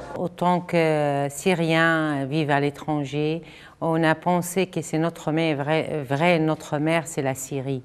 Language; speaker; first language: French; non-native, fluent; Arabic